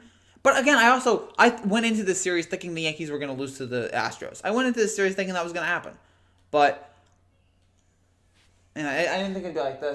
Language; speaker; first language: English; native; English